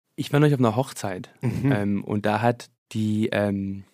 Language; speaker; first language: German; early bilingual, other home language; English